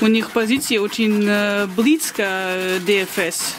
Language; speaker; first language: Russian; non-native, learner; French